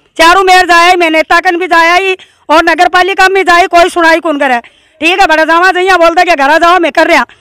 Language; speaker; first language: Hindi; native; Hindi